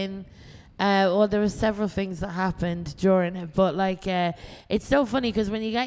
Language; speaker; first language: English; native; English